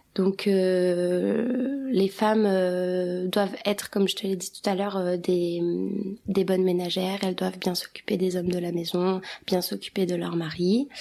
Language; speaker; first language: French; early bilingual, other home language; Albanian